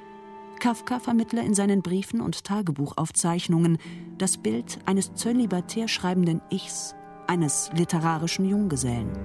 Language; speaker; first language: German; native; German